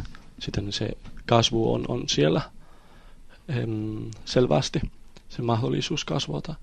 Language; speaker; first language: Finnish; non-native, fluent; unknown